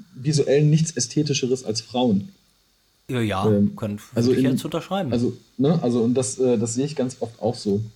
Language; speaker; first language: German; native; German